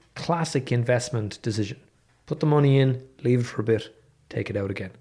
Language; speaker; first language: English; native; English